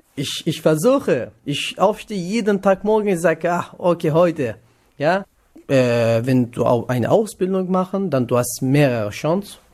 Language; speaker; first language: German; non-native, learner; Kurdish